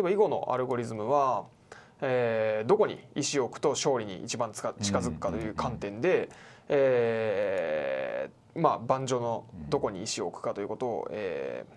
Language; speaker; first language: Japanese; native; Japanese